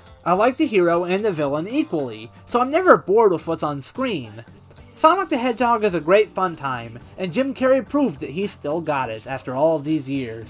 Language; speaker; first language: English; native; English